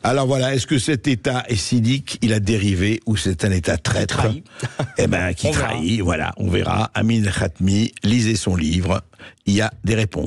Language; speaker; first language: French; native; French